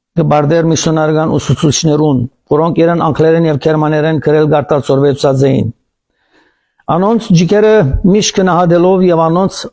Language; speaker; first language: Armenian; early bilingual, heritage; Armenian